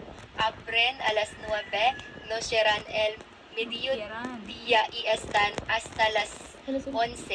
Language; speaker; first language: Spanish; non-native, learner; Filipino